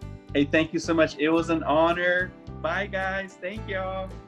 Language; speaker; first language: English; native; English